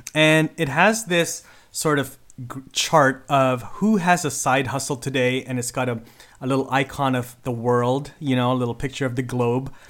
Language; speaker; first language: English; early bilingual, other home language; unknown